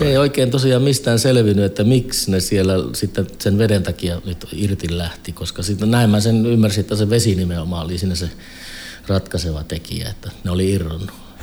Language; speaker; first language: Finnish; native; Finnish